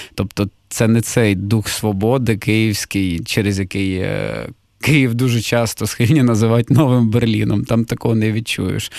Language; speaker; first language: Ukrainian; native; Ukrainian